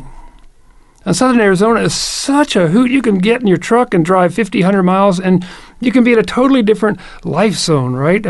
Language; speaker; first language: English; native; English